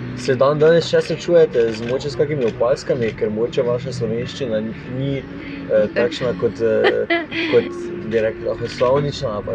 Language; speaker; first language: Slovenian; native; Slovenian